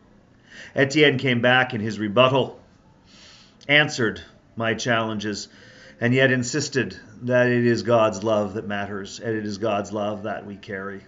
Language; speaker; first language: English; native; English